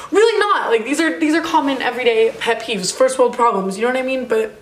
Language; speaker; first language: English; native; English